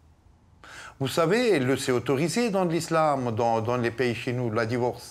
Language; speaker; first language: French; non-native, fluent; Persian